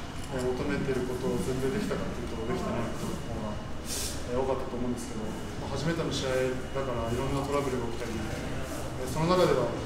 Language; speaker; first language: Japanese; native; Japanese